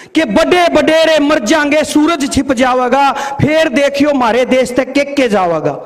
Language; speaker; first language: Hindi; native; Hindi